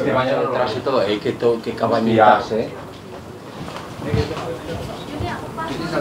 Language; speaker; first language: Spanish; native; Spanish